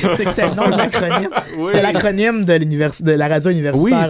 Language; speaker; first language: French; native; French